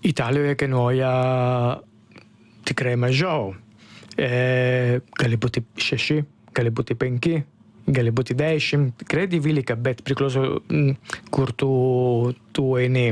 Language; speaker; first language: Lithuanian; non-native, fluent; Italian